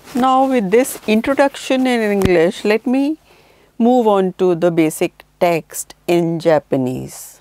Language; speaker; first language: English; non-native, local second language; Hindi